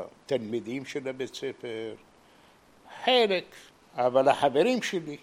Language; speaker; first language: Hebrew; non-native, fluent; Arabic